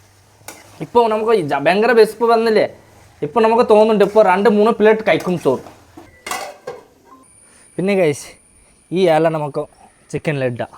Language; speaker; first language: Malayalam; early bilingual, heritage; Malayalam